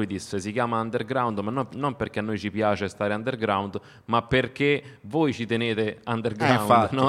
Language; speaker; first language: Italian; native; Italian